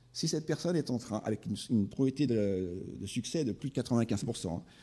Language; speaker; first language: French; native; French